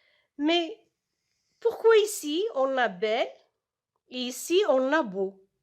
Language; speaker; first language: French; non-native, local second language; Arabic